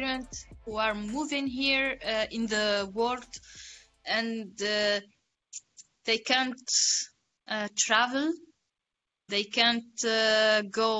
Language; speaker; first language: English; non-native, learner; Arabic